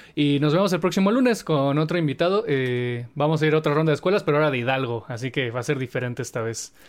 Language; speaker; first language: Spanish; native; Spanish